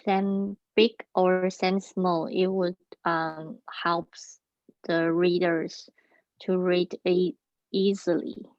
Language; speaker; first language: English; non-native, learner; Chinese